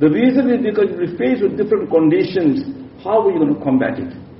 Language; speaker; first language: English; non-native, local second language; Urdu